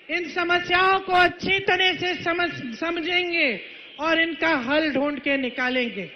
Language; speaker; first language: Hindi; native; Hindi